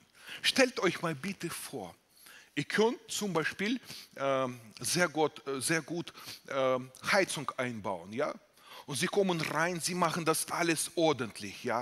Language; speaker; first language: German; non-native, fluent; Russian